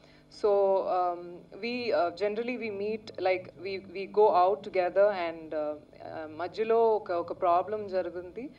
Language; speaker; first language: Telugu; non-native, learner; Tamil